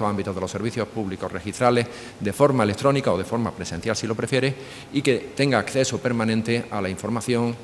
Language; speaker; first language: Spanish; native; Spanish